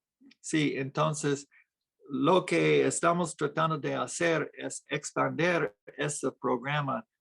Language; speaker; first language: Spanish; non-native, fluent; English